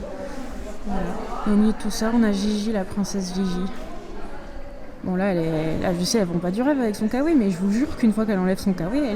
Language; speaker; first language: French; native; French